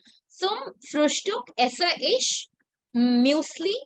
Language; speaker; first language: German; non-native, fluent; Hindi